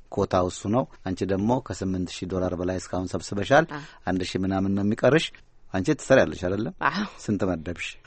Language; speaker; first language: Amharic; native; Amharic